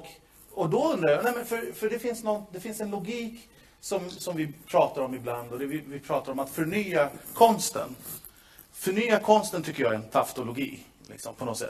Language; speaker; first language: Swedish; native; Swedish